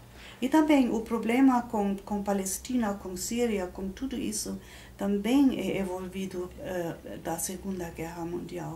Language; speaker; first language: Portuguese; non-native, fluent; German